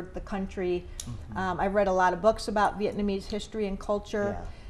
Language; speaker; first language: English; native; English